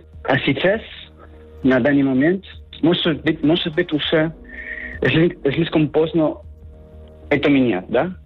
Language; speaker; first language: Russian; non-native, learner; Spanish